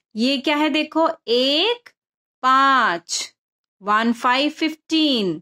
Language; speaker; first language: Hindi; non-native, local second language; Bangla